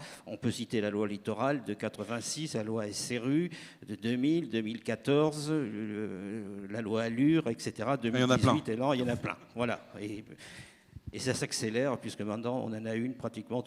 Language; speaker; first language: French; native; French